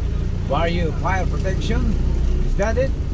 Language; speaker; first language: English; non-native, local second language; Cebuano